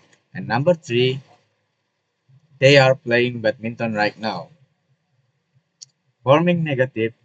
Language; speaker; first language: English; non-native, learner; Indonesian